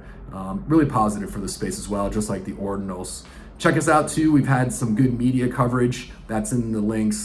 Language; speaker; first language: English; native; English